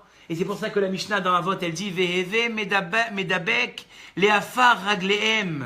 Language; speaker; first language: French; native; French